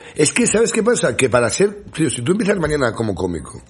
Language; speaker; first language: Spanish; native; Spanish